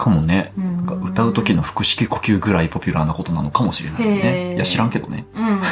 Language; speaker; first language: Japanese; native; Japanese